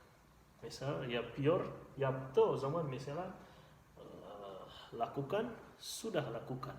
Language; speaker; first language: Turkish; non-native, fluent; Indonesian